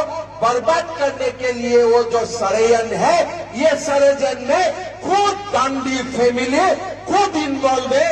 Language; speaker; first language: Hindi; non-native, local second language; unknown